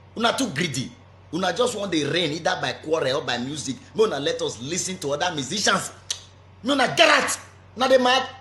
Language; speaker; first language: Nigerian Pidgin; native; Nigerian Pidgin